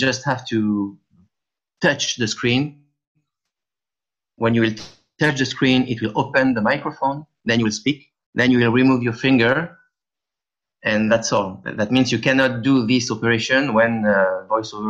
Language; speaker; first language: English; non-native, fluent; French